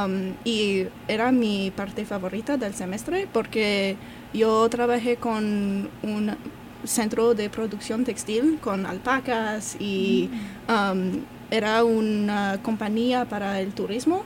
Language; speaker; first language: Spanish; non-native, learner; English